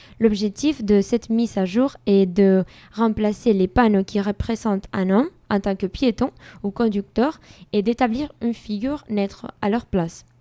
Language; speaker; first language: French; non-native, fluent; Spanish